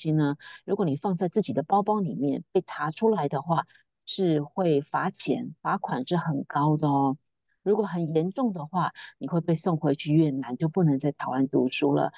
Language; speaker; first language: Chinese; native; Chinese